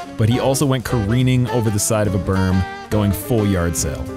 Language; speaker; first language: English; native; English